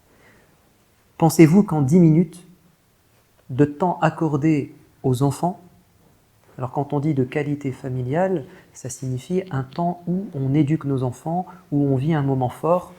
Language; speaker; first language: French; native; French